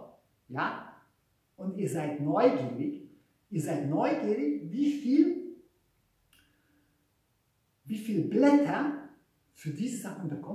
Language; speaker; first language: German; non-native, fluent; Hungarian